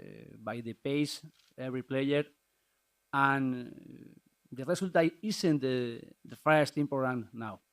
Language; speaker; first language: English; non-native, learner; Spanish